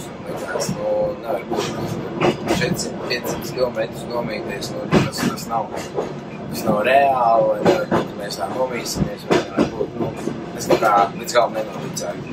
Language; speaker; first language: Latvian; native; Latvian